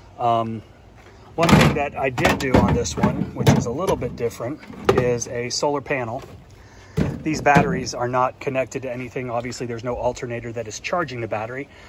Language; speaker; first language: English; native; English